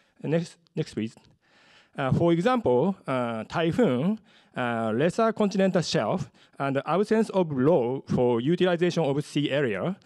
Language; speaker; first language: English; non-native, fluent; Japanese